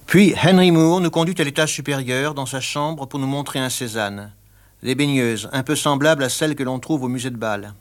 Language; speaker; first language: French; native; French